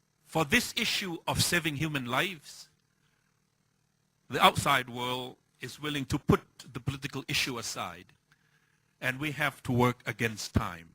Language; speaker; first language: English; non-native, fluent; Thai